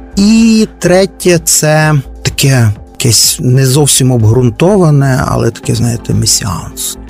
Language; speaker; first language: Ukrainian; native; Ukrainian